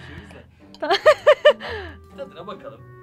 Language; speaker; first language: Turkish; native; Turkish